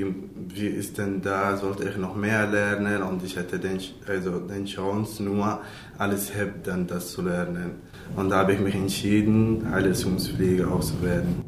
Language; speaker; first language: German; non-native, learner; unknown